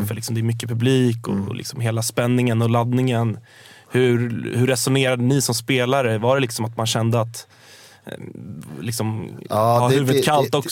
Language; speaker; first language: Swedish; native; Swedish